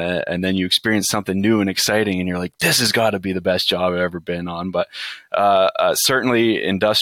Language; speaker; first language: English; native; English